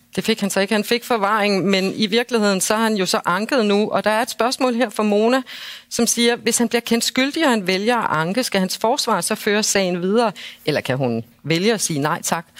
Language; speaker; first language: Danish; native; Danish